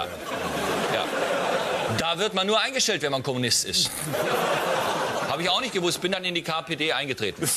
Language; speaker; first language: German; native; German